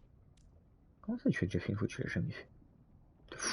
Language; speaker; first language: French; native; French